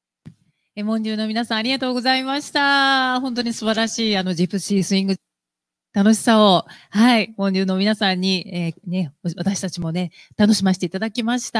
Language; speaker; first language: Japanese; native; Japanese